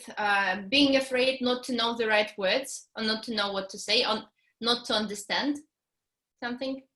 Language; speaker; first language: English; non-native, fluent; Russian